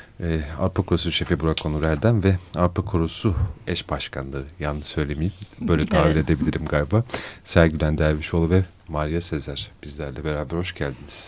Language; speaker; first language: Turkish; native; Turkish